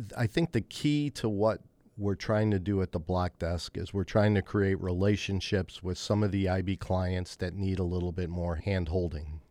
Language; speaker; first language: English; native; English